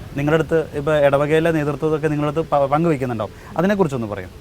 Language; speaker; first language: Malayalam; native; Malayalam